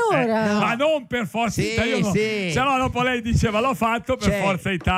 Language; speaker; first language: Italian; native; Italian